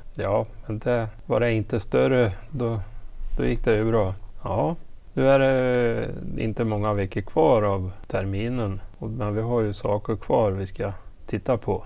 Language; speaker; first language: Swedish; native; Swedish